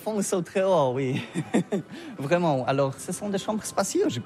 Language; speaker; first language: French; non-native, learner; Polish